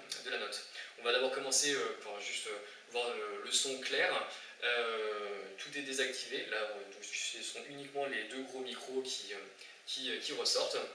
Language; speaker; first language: French; native; French